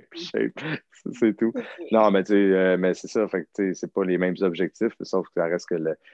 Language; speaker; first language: French; native; French